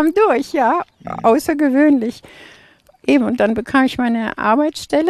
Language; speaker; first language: German; native; German